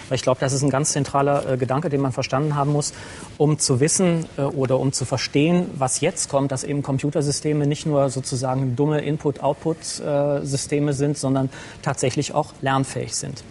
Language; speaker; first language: German; native; German